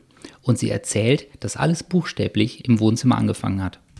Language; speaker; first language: German; native; German